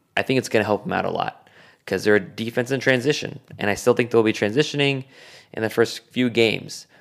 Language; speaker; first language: English; native; English